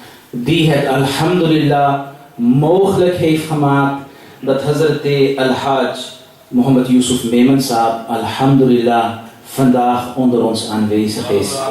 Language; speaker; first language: Dutch; early bilingual, other home language; Urdu